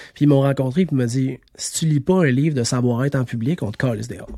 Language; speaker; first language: French; native; French